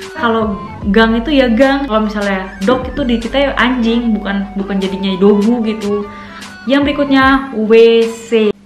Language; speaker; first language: Indonesian; native; Indonesian